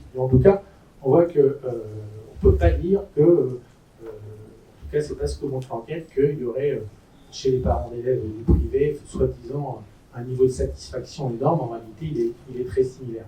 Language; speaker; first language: French; native; French